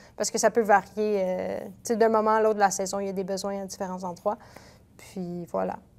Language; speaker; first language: French; native; French